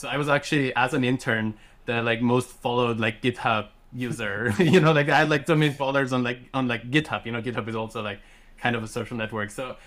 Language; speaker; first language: English; non-native, fluent; German